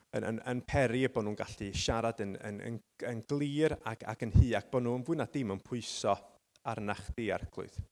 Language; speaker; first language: Welsh; native; Welsh